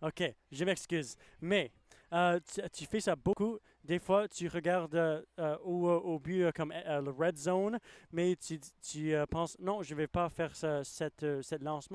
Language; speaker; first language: French; non-native, learner; English